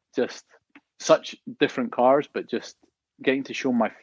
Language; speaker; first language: English; native; English